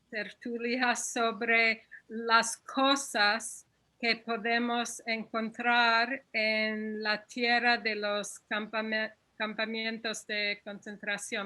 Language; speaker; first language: Spanish; non-native, fluent; English